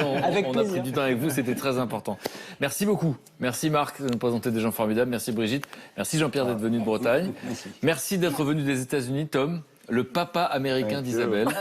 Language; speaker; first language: French; native; French